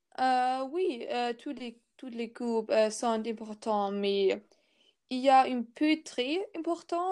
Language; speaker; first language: French; non-native, learner; German